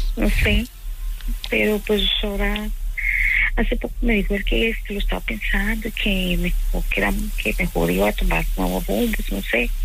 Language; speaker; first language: Spanish; native; Spanish